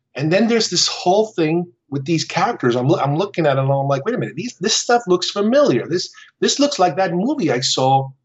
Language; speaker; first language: English; early bilingual, other home language; Spanish